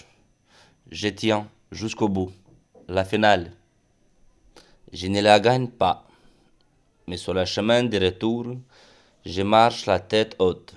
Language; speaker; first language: French; non-native, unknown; Romanian